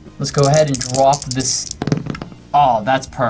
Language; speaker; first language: English; native; English